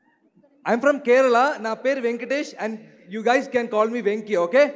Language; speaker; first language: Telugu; non-native, learner; Malayalam